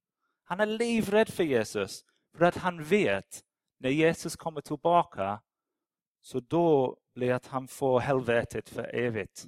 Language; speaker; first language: Swedish; non-native, fluent; English